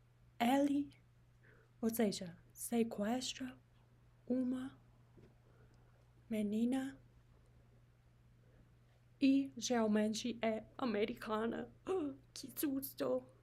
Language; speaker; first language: Portuguese; non-native, learner; English